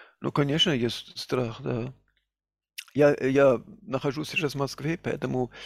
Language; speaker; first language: Russian; non-native, fluent; German